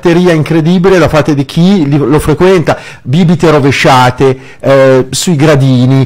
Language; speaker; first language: Italian; native; Italian